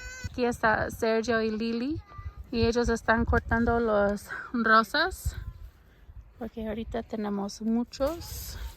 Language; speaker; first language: Spanish; non-native, learner; English